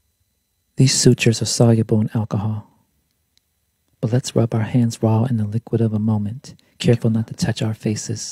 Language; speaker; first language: English; native; English